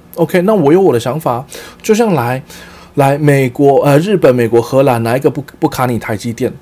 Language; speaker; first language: Chinese; early bilingual, heritage; Chinese